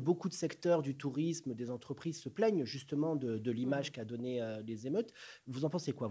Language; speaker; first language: French; native; French